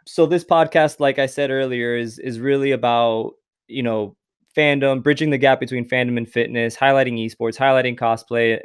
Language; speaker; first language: English; native; English